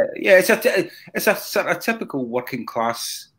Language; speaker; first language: English; native; English